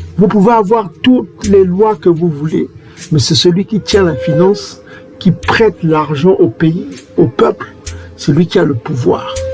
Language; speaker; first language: French; non-native, local second language; Kongo